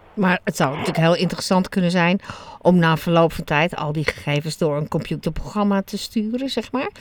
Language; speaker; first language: Dutch; native; Dutch